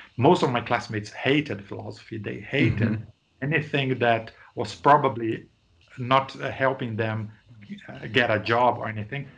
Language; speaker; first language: English; non-native, fluent; Portuguese